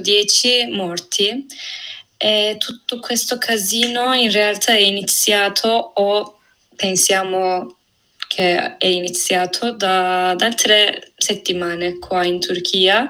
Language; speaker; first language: Italian; non-native, fluent; Turkish